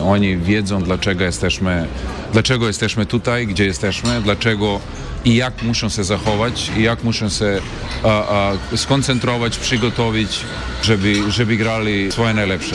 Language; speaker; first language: Polish; non-native, learner; Serbian